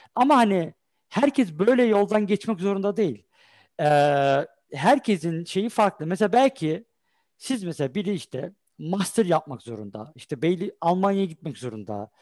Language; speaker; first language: Turkish; early bilingual, heritage; Turkish